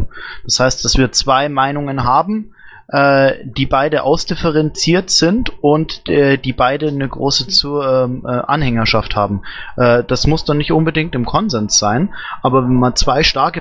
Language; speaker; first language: German; native; German